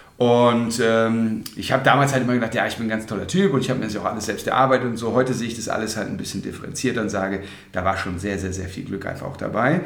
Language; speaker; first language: German; native; German